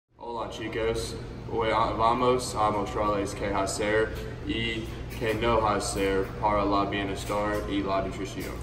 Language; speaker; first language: Spanish; non-native, learner; English